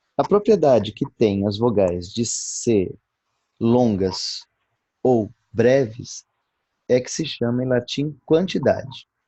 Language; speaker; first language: Portuguese; native; Portuguese